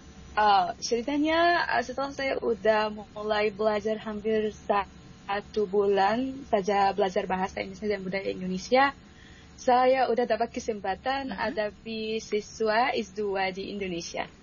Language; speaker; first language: Indonesian; non-native, fluent; Arabic